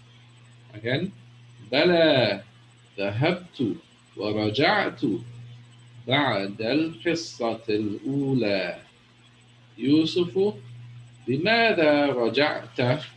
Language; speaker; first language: Arabic; non-native, fluent; English